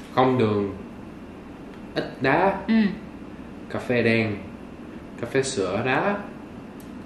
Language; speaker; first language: Vietnamese; non-native, learner; English